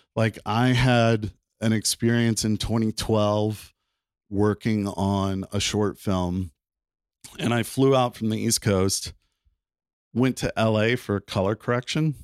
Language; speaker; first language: English; native; English